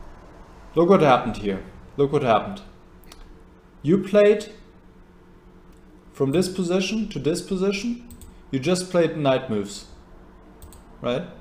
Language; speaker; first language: English; non-native, fluent; German